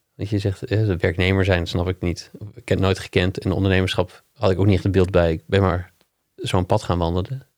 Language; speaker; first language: Dutch; non-native, fluent; English